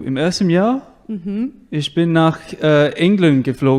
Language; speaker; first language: German; non-native, learner; English